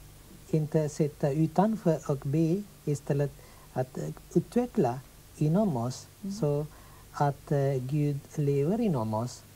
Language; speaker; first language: Swedish; non-native, fluent; Sinhala